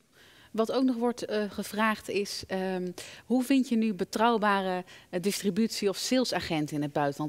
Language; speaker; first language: Dutch; native; Dutch